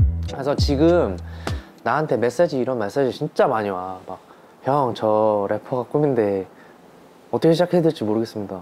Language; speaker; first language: Korean; early bilingual, heritage; Korean